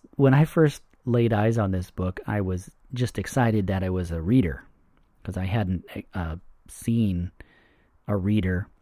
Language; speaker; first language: English; native; English